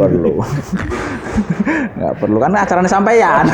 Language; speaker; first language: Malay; non-native, local second language; Javanese